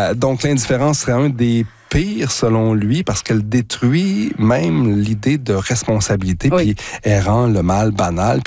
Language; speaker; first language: French; native; French